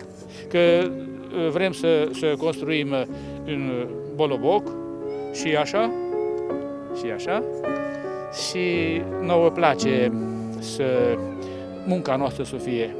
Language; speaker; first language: Romanian; non-native, local second language; Hungarian